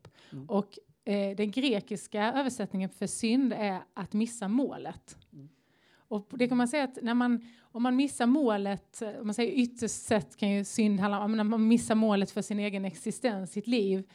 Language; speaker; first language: Swedish; native; Swedish